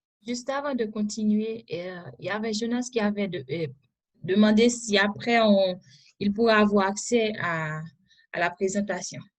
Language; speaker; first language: French; non-native, local second language; Haitian Creole